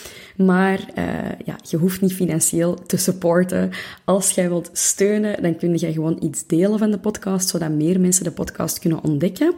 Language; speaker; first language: Dutch; native; Dutch